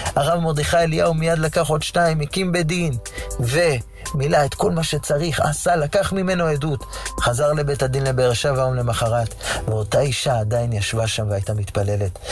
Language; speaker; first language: Hebrew; native; Hebrew